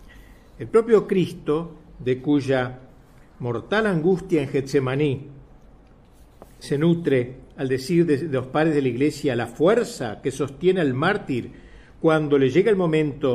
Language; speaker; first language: Spanish; native; Spanish